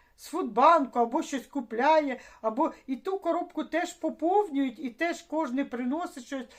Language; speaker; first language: Ukrainian; native; Ukrainian